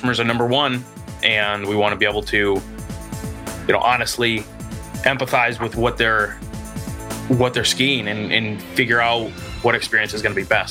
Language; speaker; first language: English; native; English